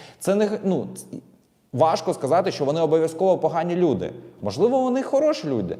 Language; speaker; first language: Ukrainian; non-native, local second language; Russian